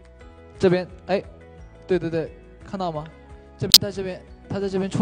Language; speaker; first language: Chinese; native; Chinese